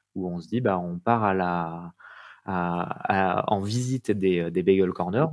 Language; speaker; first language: French; native; French